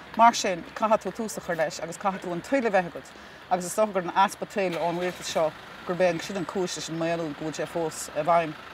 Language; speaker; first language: Irish; native; Irish